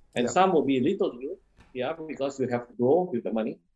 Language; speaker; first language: English; non-native, local second language; Min Nan Chinese